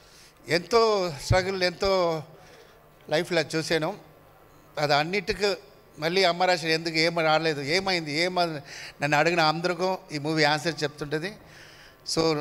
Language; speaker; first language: Telugu; non-native, fluent; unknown